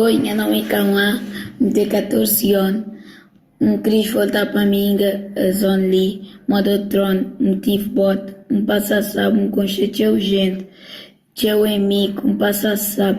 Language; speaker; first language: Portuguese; non-native, local second language; Kabuverdianu